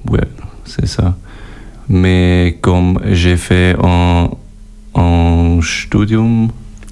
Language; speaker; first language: French; non-native, learner; German